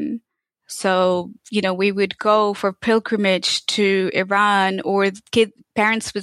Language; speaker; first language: English; native; English